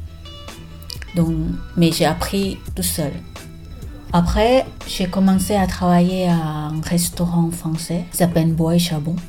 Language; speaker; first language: French; non-native, learner; Thai